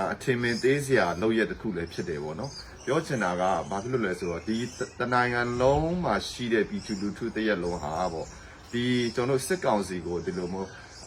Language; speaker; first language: Burmese; non-native, local second language; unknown